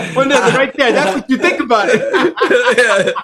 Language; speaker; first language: English; non-native, local second language; Yoruba